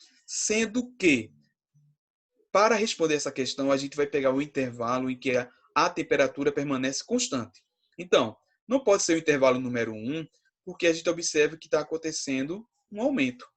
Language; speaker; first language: Portuguese; native; Portuguese